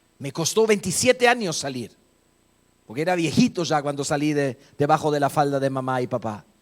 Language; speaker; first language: Spanish; non-native, fluent; German